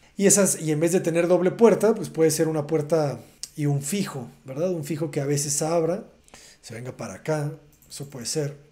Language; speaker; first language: Spanish; native; Spanish